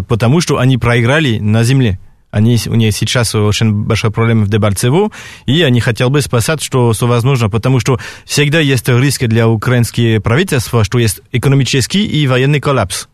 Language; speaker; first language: Russian; non-native, fluent; French